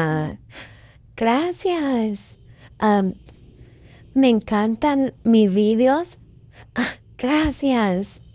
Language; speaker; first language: Spanish; non-native, learner; English